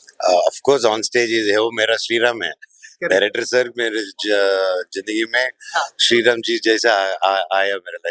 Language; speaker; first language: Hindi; non-native, local second language; Telugu